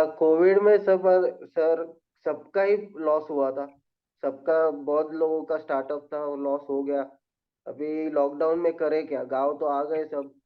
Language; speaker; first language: Hindi; non-native, local second language; Marathi